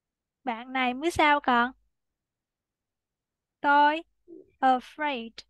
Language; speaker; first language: Vietnamese; native; Vietnamese